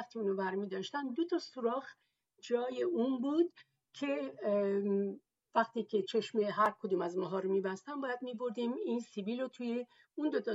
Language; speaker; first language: Persian; native; Persian